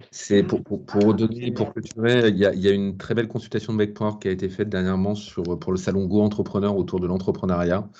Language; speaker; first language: French; native; French